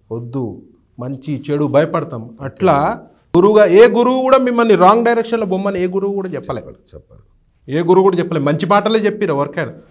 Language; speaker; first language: Telugu; native; Telugu